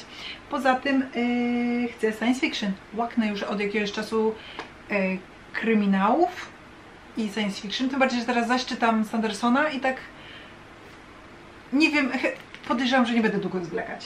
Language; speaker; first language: Polish; native; Polish